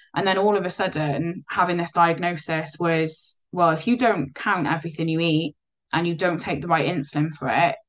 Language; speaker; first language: English; native; English